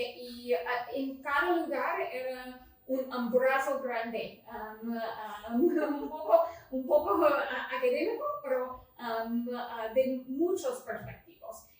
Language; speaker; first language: Spanish; non-native, learner; English